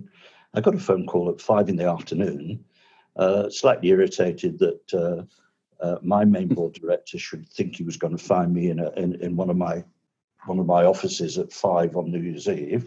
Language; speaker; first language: English; native; English